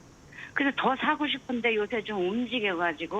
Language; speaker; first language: Korean; native; Korean